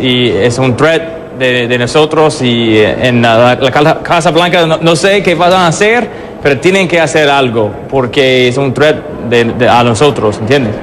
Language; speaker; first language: Spanish; non-native, fluent; English